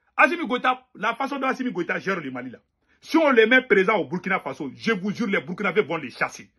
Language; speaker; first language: French; non-native, local second language; Bambara